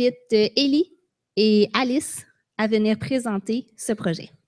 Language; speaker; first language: French; native; French